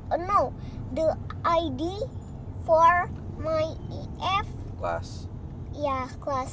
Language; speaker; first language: English; non-native, learner; Indonesian